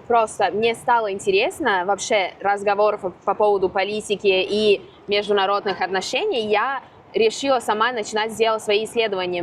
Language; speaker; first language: Russian; non-native, fluent; Italian